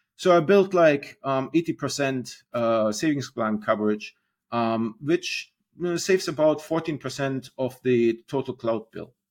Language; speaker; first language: English; non-native, fluent; German